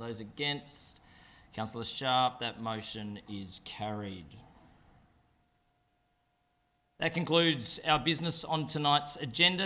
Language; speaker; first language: English; native; English